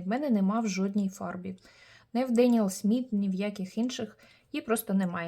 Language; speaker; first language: Ukrainian; native; Ukrainian